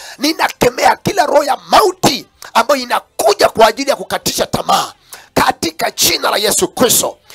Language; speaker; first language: Swahili; non-native, local second language; Kamba